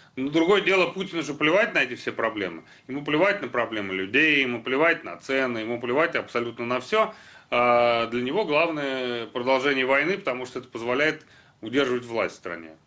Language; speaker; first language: Russian; native; Russian